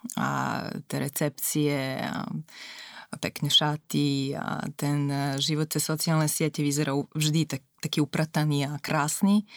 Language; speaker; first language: Slovak; non-native, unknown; Serbian